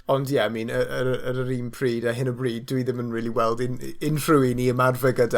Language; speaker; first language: Welsh; non-native, learner; English